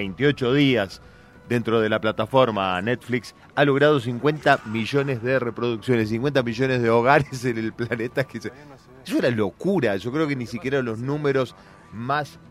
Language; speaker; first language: Spanish; native; Spanish